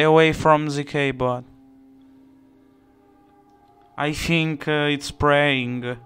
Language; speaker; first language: English; non-native, learner; Italian